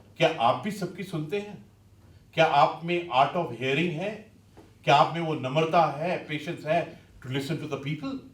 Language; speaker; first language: Hindi; non-native, local second language; Punjabi